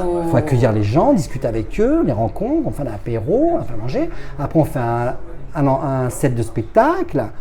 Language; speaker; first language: French; native; French